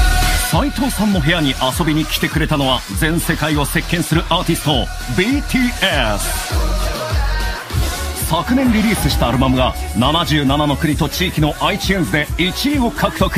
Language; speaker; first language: Japanese; native; Japanese